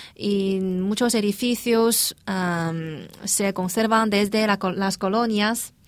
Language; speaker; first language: Spanish; non-native, fluent; Chinese